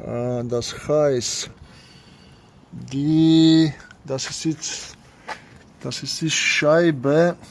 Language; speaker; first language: German; non-native, learner; Bulgarian